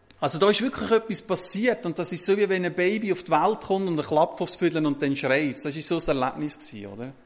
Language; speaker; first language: German; native; German